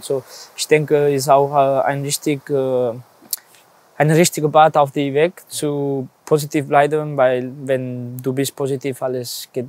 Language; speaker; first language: German; non-native, learner; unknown